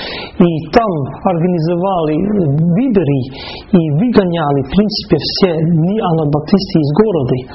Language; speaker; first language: Russian; non-native, fluent; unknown